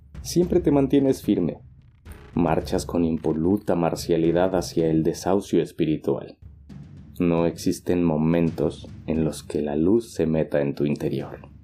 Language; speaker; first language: Spanish; native; Spanish